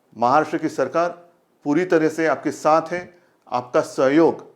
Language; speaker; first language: Hindi; non-native, local second language; Marathi